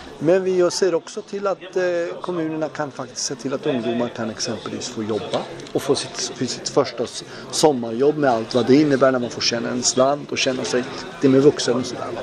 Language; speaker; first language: Swedish; early bilingual, other home language; Turoyo